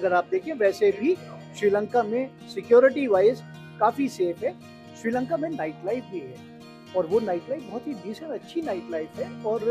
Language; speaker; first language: Hindi; native; Hindi